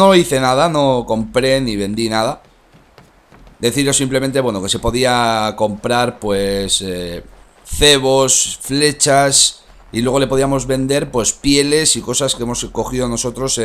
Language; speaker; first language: Spanish; native; Spanish